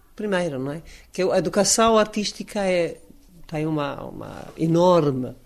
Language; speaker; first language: Portuguese; non-native, learner; Croatian